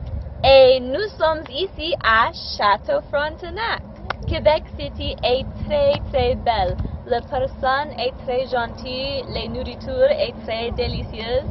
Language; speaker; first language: French; non-native, learner; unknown